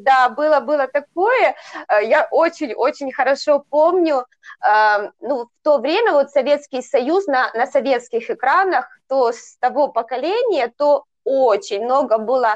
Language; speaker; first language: Russian; native; Russian